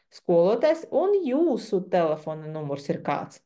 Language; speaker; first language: Latvian; non-native, fluent; Chinese